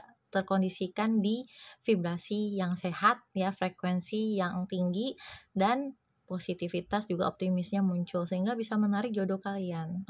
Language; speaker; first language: Indonesian; native; Indonesian